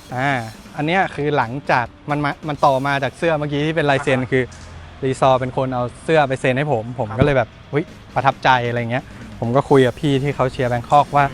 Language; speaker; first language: Thai; native; Thai